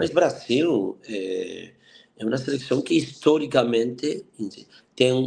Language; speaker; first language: Portuguese; non-native, fluent; Spanish